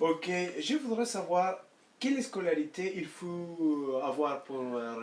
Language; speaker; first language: French; early bilingual, other home language; Spanish